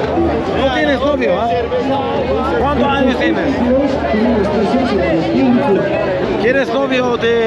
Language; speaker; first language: Spanish; non-native, learner; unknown